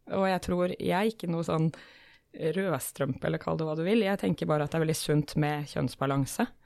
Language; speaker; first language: Norwegian; native; Norwegian